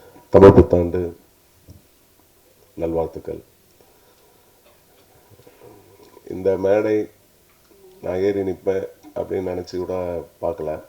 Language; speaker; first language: Tamil; native; Tamil